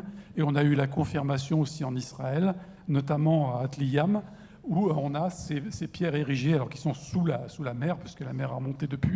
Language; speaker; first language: French; native; French